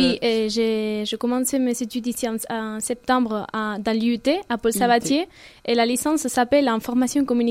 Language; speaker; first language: French; non-native, fluent; Spanish